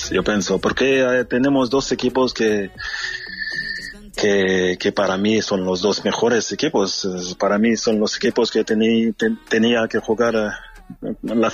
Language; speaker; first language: Spanish; non-native, fluent; French